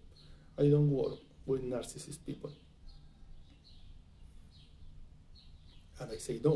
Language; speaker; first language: English; non-native, fluent; Spanish